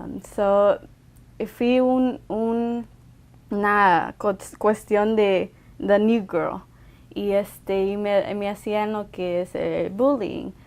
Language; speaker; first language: Spanish; early bilingual, other home language; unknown